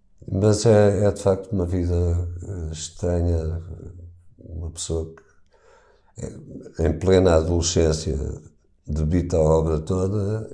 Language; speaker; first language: Portuguese; native; Portuguese